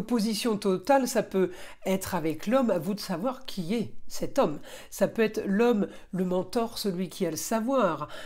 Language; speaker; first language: French; native; French